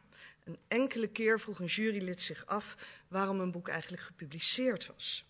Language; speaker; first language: Dutch; native; Dutch